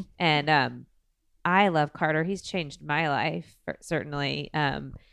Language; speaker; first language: English; native; English